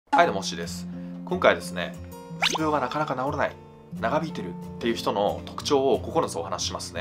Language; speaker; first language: Japanese; native; Japanese